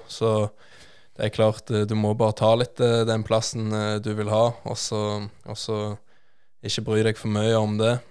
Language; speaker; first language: Norwegian; native; Norwegian